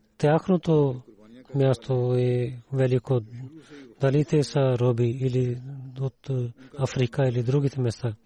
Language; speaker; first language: Bulgarian; non-native, learner; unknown